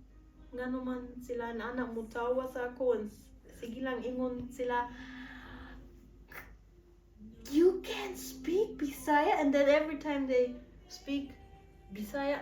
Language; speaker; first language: Cebuano; early bilingual, heritage; Cebuano